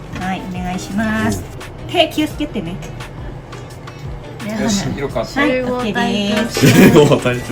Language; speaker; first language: Japanese; non-native, fluent; Thai